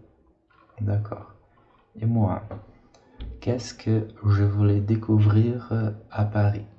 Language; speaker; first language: French; non-native, fluent; Portuguese